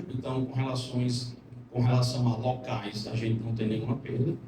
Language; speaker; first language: Portuguese; native; Portuguese